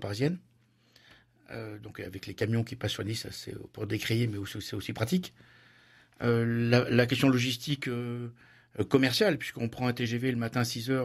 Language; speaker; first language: French; native; French